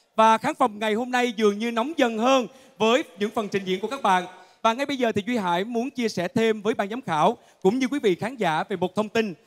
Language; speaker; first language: Vietnamese; native; Vietnamese